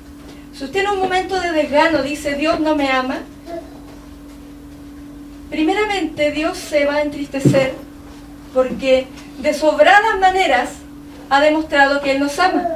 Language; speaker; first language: Spanish; native; Spanish